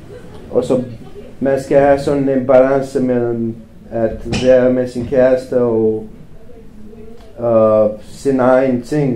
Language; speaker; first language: Danish; non-native, fluent; Romanian